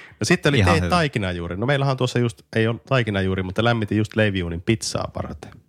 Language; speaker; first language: Finnish; native; Finnish